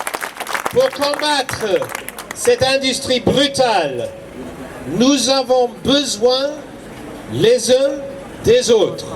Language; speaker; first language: French; non-native, fluent; English